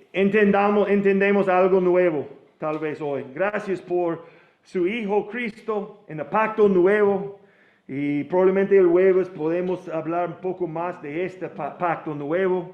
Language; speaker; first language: Spanish; non-native, learner; English